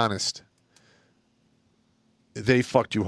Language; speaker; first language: English; native; English